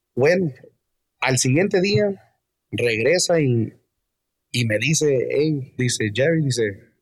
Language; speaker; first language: Spanish; early bilingual, heritage; Spanish